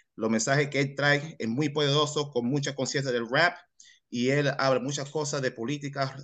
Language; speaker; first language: Spanish; early bilingual, heritage; Spanish